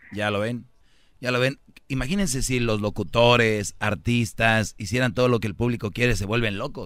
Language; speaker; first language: Spanish; native; Spanish